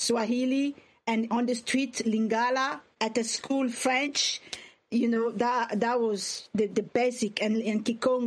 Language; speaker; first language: English; non-native, fluent; Swahili